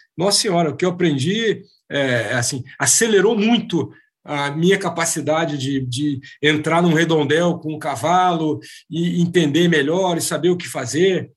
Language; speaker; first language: Portuguese; native; Portuguese